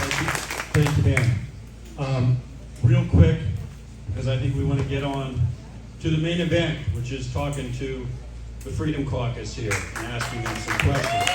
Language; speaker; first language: English; native; English